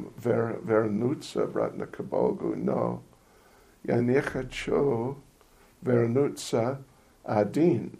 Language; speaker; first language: Russian; non-native, learner; English